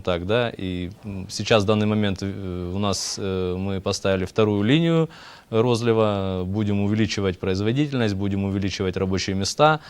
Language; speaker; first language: Russian; native; Russian